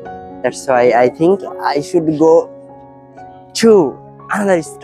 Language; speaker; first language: English; non-native, fluent; Bangla